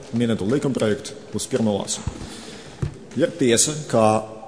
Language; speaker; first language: Latvian; non-native, local second language; Russian